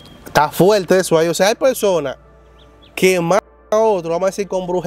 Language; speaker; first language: Spanish; native; Spanish